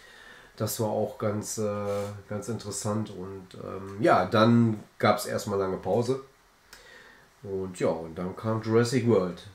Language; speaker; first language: German; native; German